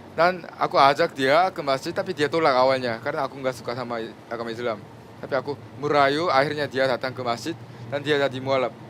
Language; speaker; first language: Indonesian; non-native, fluent; Korean